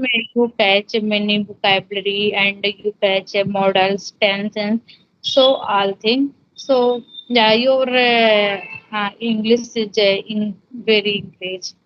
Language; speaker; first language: English; non-native, learner; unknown